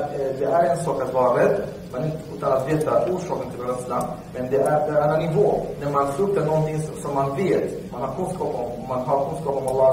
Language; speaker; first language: Swedish; non-native, fluent; Arabic